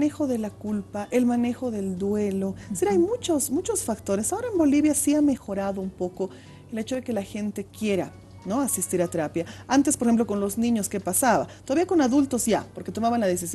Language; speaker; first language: Spanish; native; Spanish